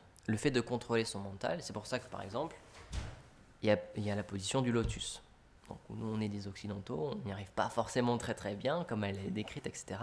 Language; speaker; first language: French; native; French